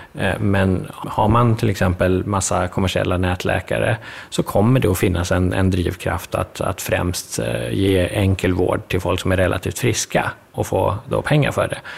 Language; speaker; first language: Swedish; early bilingual, other home language; Persian